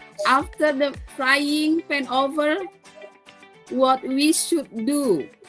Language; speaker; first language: English; non-native, learner; Indonesian